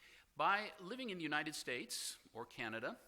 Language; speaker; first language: English; native; English